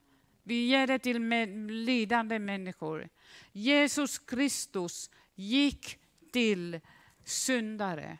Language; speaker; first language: Swedish; non-native, fluent; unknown